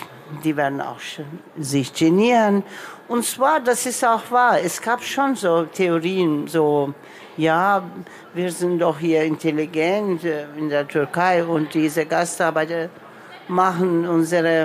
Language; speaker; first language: German; non-native, local second language; Turkish